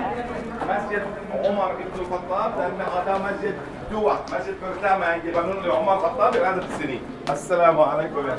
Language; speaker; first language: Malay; non-native, learner; Arabic